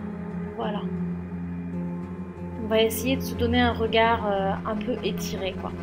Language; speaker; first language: French; native; French